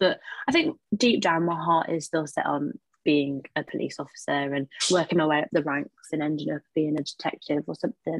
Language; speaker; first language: English; native; English